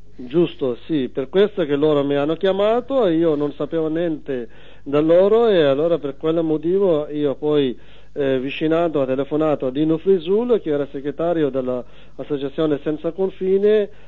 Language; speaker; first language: Italian; non-native, learner; Urdu